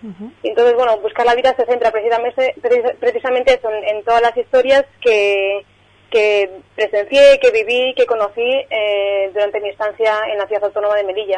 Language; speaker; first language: Spanish; native; Spanish